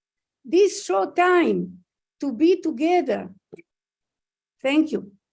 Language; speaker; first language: English; non-native, fluent; Hebrew